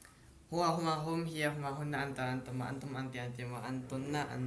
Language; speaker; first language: Arabic; non-native, learner; Filipino